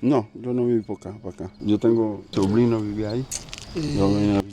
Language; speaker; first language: Spanish; non-native, learner; Haitian Creole